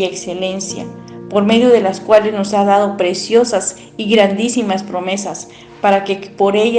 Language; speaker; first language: Spanish; native; Spanish